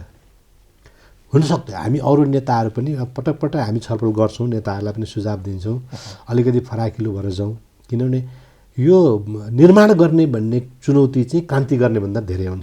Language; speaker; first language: Nepali; native; Nepali